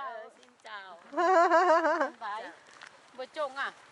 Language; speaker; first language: Vietnamese; non-native, local second language; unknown